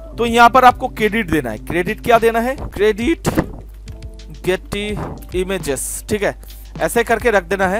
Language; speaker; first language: Hindi; non-native, local second language; Bangla